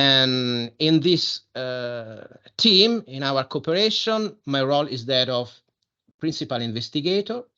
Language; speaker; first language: English; non-native, fluent; Italian